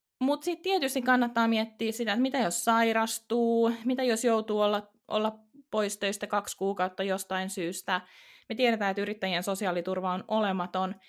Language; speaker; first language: Finnish; native; Finnish